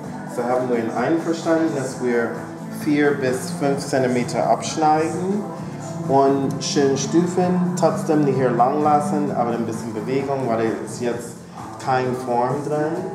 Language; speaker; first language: German; non-native, fluent; English